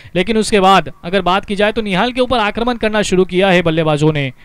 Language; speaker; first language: Hindi; non-native, local second language; Marathi